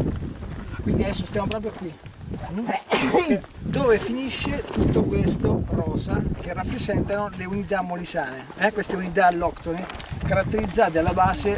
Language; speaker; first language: Italian; native; Italian